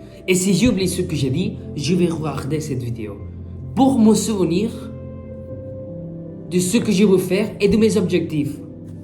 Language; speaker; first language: French; non-native, fluent; Spanish